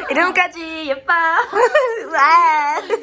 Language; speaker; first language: Korean; non-native, fluent; French